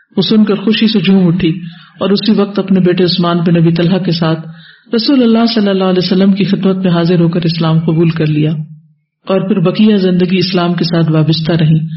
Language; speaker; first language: Urdu; native; Urdu